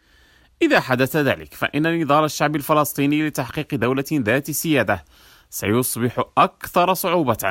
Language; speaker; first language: Arabic; non-native, fluent; Indonesian